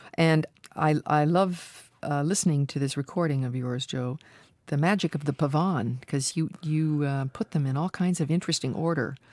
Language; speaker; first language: English; native; English